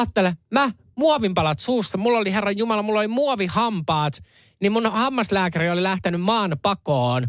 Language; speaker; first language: Finnish; native; Finnish